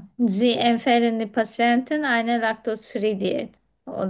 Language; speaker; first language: German; non-native, fluent; Turkish